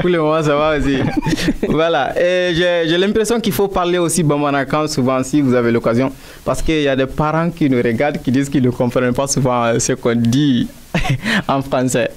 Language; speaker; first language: French; non-native, local second language; Bambara